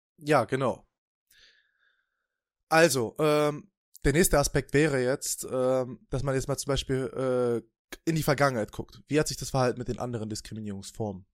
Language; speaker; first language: German; native; German